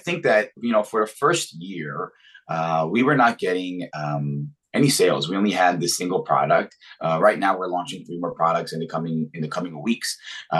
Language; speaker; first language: English; native; English